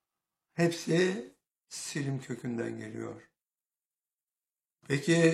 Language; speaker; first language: Turkish; native; Turkish